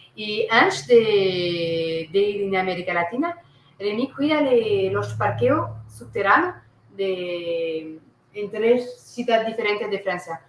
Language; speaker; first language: Portuguese; non-native, learner; French